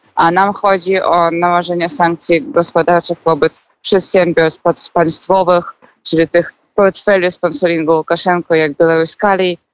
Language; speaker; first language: Polish; non-native, fluent; Russian